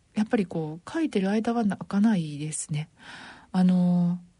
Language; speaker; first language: Japanese; native; Japanese